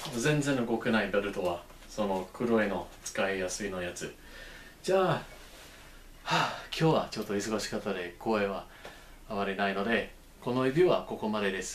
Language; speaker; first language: Japanese; non-native, fluent; English